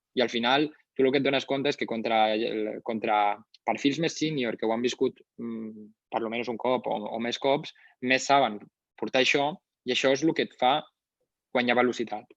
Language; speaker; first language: Catalan; non-native, local second language; Spanish